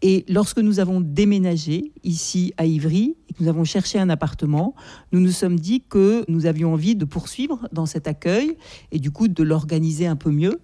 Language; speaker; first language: French; native; French